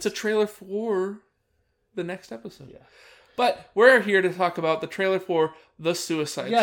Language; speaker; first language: English; native; English